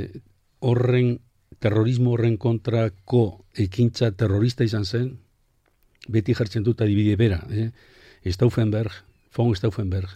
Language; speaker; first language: Basque; non-native, local second language; Spanish